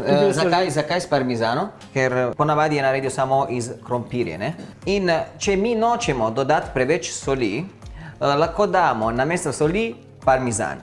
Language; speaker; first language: Slovenian; non-native, learner; Italian